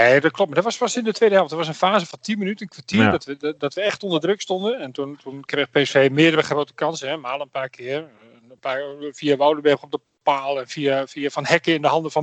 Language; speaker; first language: Dutch; native; Dutch